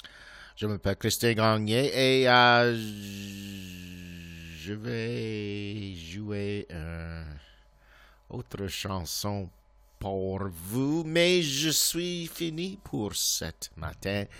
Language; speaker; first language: French; non-native, local second language; English